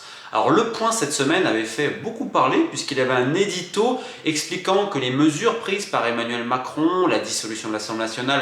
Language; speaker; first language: French; native; French